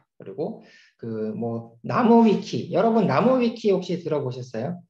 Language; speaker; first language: Korean; native; Korean